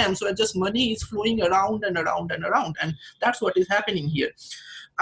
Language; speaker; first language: English; non-native, local second language; Bangla